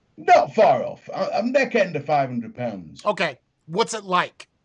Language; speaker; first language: English; native; English